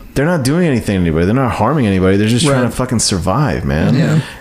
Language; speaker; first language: English; native; English